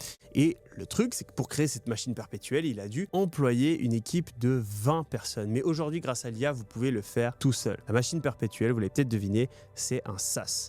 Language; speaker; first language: French; native; French